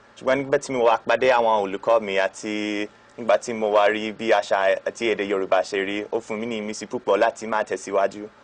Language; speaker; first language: Yoruba; non-native, fluent; English